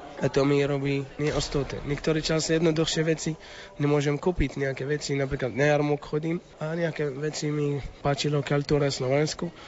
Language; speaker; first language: Slovak; non-native, learner; Arabic